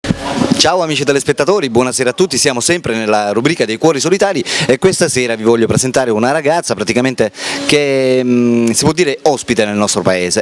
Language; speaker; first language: Italian; native; Italian